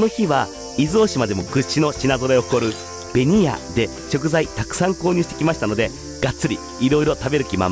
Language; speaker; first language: Japanese; native; Japanese